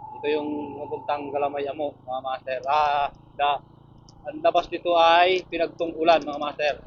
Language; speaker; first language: Filipino; native; Filipino